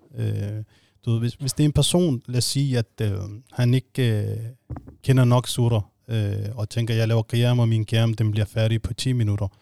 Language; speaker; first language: Danish; non-native, fluent; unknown